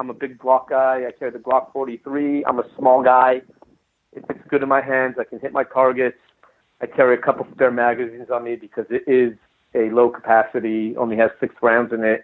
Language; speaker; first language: English; native; English